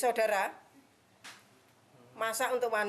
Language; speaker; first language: Indonesian; non-native, local second language; Javanese